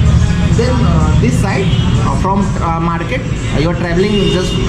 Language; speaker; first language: English; non-native, local second language; Hindi